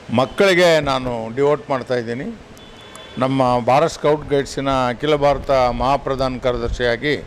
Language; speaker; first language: Kannada; non-native, local second language; Marathi